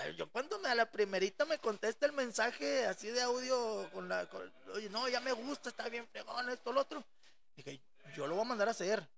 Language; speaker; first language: Spanish; native; Spanish